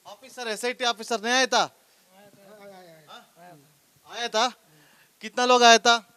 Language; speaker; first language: Hindi; non-native, local second language; Kannada